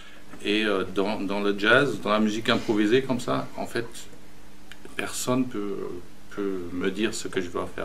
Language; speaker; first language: French; non-native, fluent; German